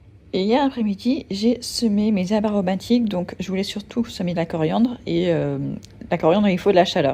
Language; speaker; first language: French; native; French